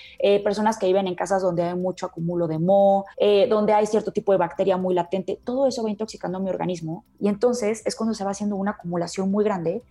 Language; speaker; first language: Spanish; native; Spanish